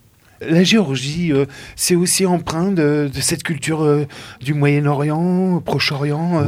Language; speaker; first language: French; native; French